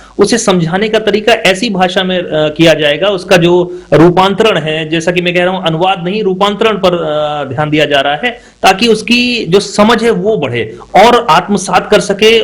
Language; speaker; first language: Hindi; native; Hindi